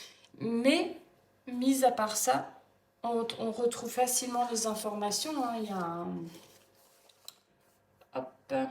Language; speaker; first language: French; native; French